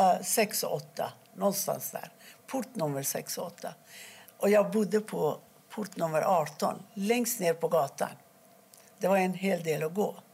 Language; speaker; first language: Swedish; non-native, fluent; Persian